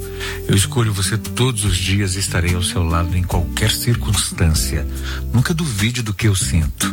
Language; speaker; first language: Portuguese; native; Portuguese